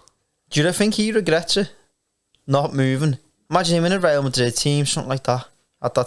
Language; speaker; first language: English; native; English